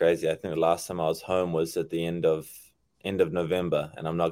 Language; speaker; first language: English; native; English